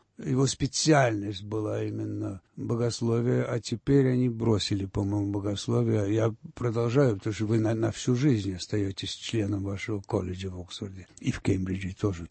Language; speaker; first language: Russian; early bilingual, heritage; Russian